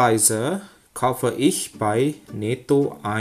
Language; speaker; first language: German; non-native, fluent; Indonesian